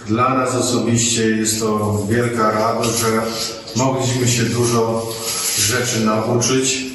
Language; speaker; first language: Polish; early bilingual, heritage; Polish